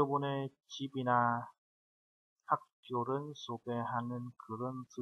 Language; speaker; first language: Korean; non-native, fluent; Vietnamese